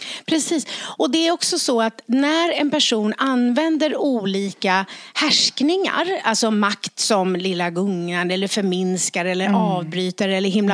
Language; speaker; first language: Swedish; native; Swedish